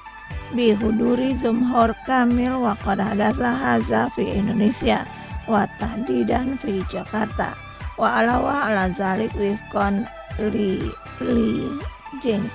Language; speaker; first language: Arabic; non-native, fluent; Indonesian